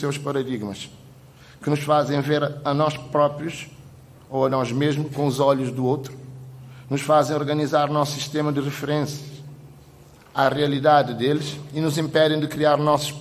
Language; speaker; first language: Portuguese; non-native, local second language; Kabuverdianu